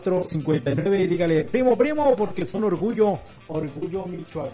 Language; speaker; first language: Spanish; native; Spanish